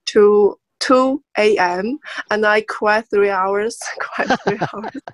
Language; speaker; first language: English; non-native, learner; Chinese